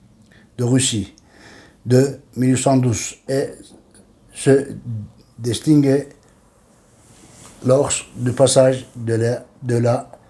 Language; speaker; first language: French; non-native, learner; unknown